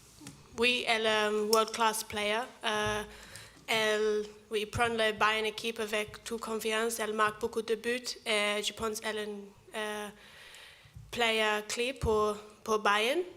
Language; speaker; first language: French; non-native, learner; English